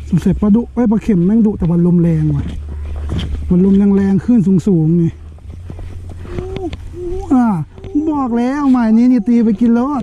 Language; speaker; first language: Thai; non-native, local second language; Northeastern Thai